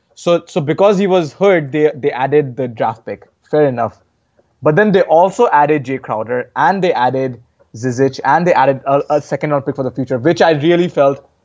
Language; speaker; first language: English; non-native, local second language; Hindi